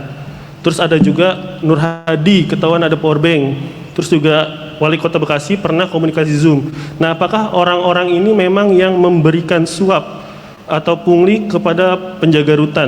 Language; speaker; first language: Indonesian; native; Indonesian